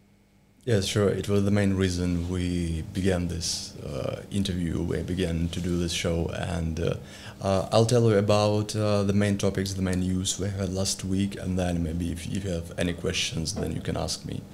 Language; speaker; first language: English; non-native, learner; Ukrainian